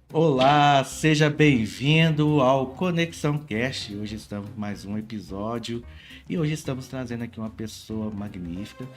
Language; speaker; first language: Portuguese; native; Portuguese